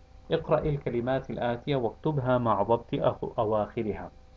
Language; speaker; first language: Arabic; non-native, fluent; Urdu